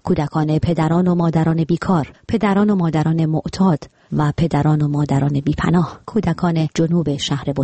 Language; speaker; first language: Persian; native; Persian